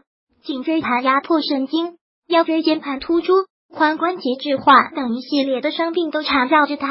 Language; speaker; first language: Chinese; native; Chinese